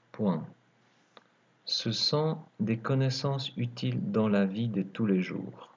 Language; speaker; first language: French; native; French